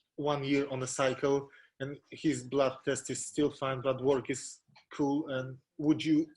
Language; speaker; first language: English; non-native, fluent; Polish